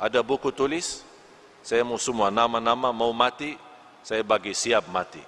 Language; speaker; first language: Indonesian; non-native, fluent; Arabic